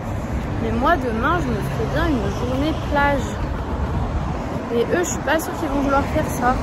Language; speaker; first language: French; native; French